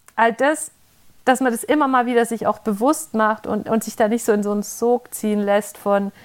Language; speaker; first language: German; native; German